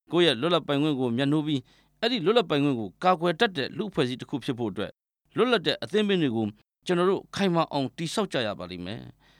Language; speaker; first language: Burmese; native; Burmese